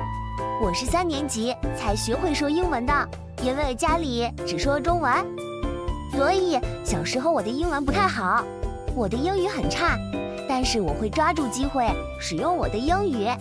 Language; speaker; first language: Chinese; early bilingual, heritage; Chinese